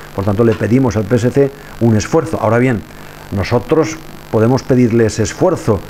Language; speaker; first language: Spanish; non-native, local second language; Catalan